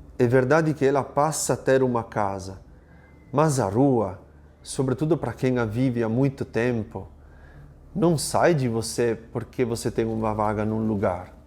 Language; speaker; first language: Portuguese; non-native, fluent; Italian